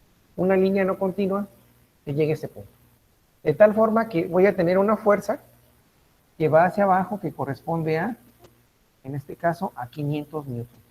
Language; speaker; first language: Spanish; native; Spanish